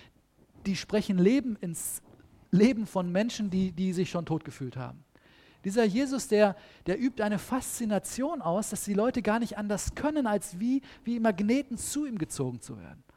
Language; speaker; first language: German; native; German